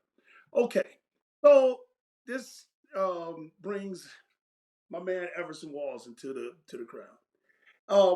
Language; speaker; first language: English; native; English